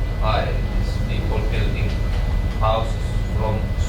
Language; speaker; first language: English; non-native, learner; Arabic